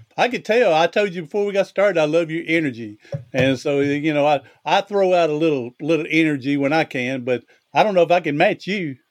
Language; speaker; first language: English; native; English